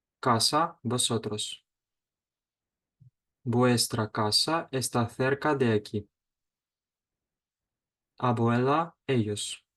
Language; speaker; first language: Spanish; non-native, fluent; Ukrainian